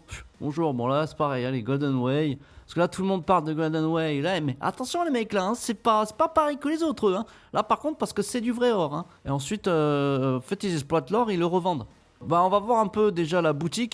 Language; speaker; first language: French; native; French